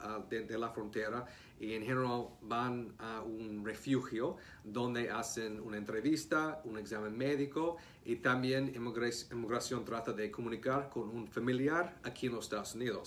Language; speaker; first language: Spanish; non-native, fluent; English